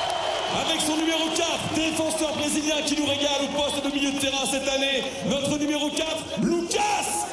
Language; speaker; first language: French; native; French